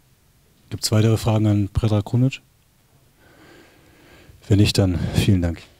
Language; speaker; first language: German; native; German